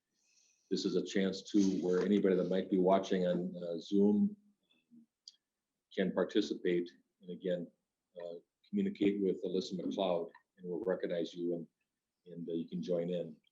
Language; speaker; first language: English; native; English